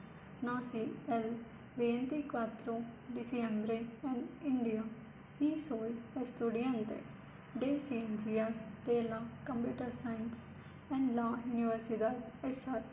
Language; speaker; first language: Spanish; non-native, learner; Telugu